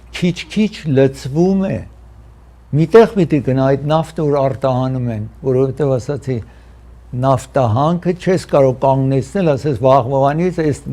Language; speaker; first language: Armenian; early bilingual, heritage; Armenian